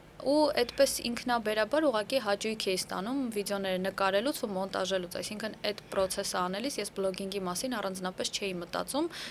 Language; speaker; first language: Armenian; native; Armenian